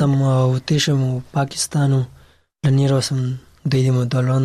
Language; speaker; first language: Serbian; non-native, learner; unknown